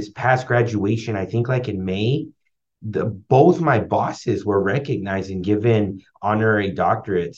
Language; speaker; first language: English; early bilingual, other home language; Spanish